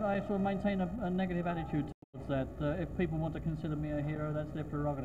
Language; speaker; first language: English; native; English